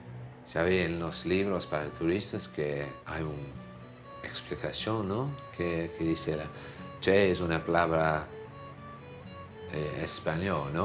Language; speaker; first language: Spanish; non-native, fluent; English